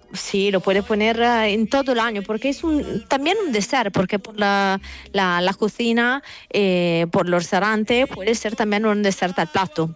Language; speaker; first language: Spanish; non-native, fluent; Italian